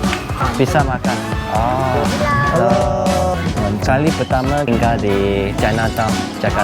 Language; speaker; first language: Indonesian; non-native, local second language; Chinese